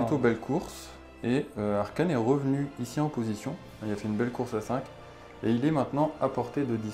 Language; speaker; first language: French; native; French